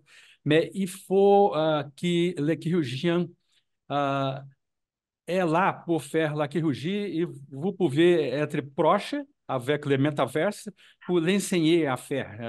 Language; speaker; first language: French; non-native, learner; Portuguese